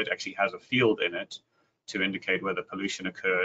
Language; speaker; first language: English; native; English